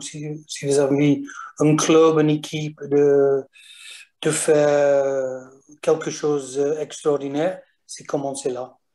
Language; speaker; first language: French; non-native, fluent; English